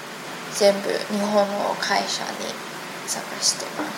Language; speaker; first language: Japanese; non-native, learner; Chinese